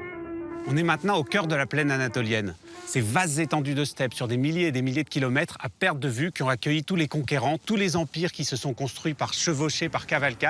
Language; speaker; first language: French; native; French